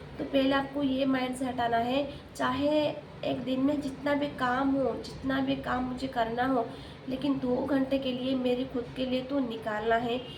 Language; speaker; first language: Hindi; non-native, local second language; Odia